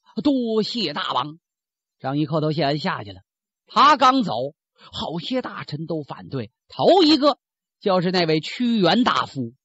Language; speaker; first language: Chinese; native; Chinese